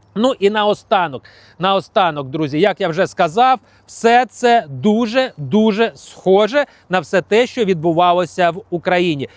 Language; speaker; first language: Ukrainian; non-native, local second language; Russian